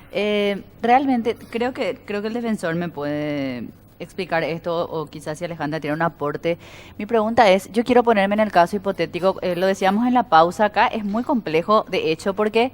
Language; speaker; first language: Spanish; native; Spanish